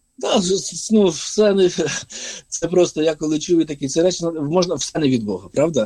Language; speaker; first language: Ukrainian; native; Ukrainian